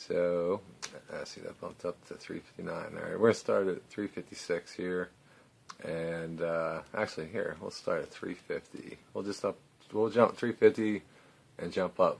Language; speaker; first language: English; native; English